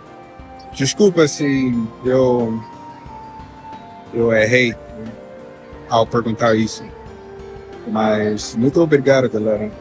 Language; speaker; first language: Portuguese; non-native, fluent; English